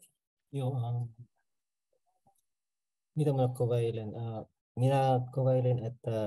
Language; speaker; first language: Finnish; non-native, learner; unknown